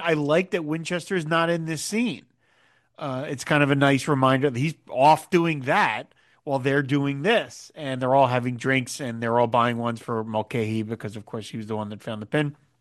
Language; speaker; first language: English; native; English